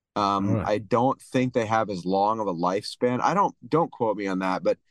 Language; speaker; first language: English; native; English